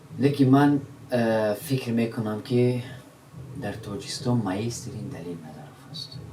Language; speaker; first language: Tajik; non-native, local second language; Shughni